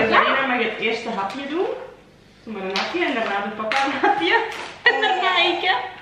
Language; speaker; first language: Dutch; native; Dutch